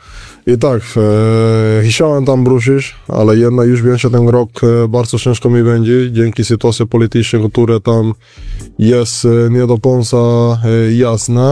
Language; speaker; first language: Polish; non-native, learner; Spanish